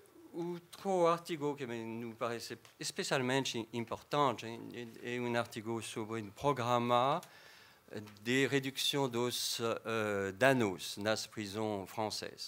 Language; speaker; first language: Portuguese; non-native, fluent; French